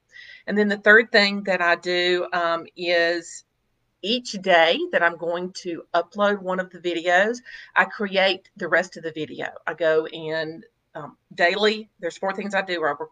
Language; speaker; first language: English; native; English